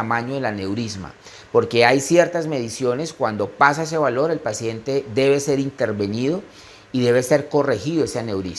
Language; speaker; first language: Spanish; native; Spanish